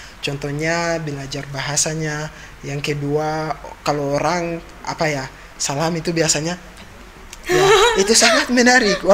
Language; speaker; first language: Indonesian; non-native, fluent; Ganda